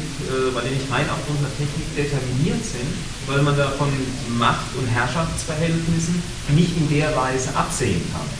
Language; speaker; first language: German; native; German